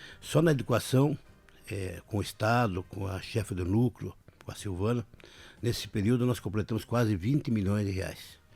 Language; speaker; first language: Portuguese; native; Portuguese